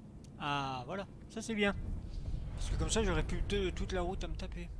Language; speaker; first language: French; native; French